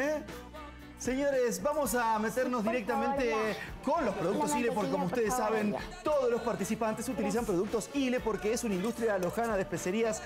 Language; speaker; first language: Spanish; native; Spanish